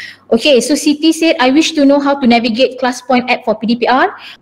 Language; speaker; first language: English; non-native, local second language; Malay